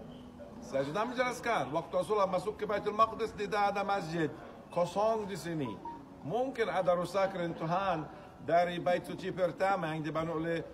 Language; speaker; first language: Indonesian; non-native, fluent; Arabic